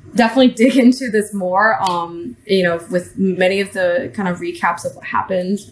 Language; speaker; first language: English; native; English